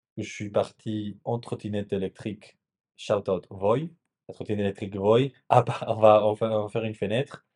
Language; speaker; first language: French; non-native, fluent; Spanish